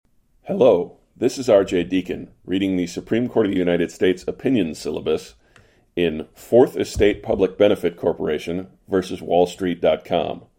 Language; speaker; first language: English; native; English